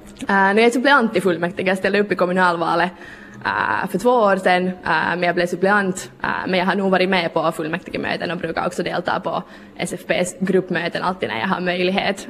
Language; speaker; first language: Swedish; native; Swedish